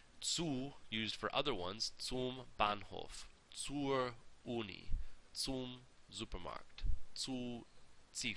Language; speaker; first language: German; non-native, fluent; English